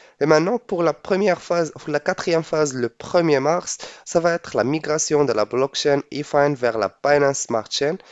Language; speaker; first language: French; non-native, local second language; Arabic